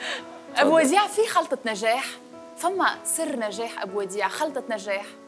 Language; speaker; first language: Arabic; native; Arabic